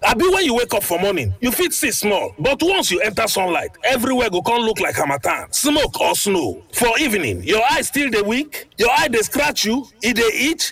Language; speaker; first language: Nigerian Pidgin; native; Nigerian Pidgin